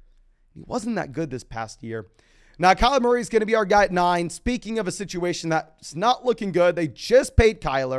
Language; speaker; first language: English; native; English